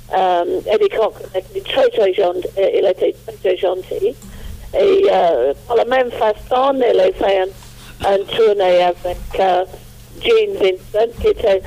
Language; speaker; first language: French; non-native, fluent; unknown